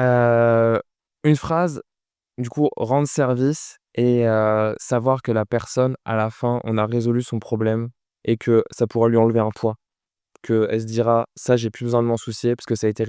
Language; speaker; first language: French; native; French